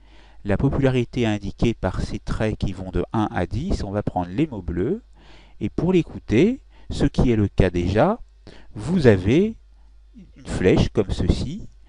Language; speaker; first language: French; native; French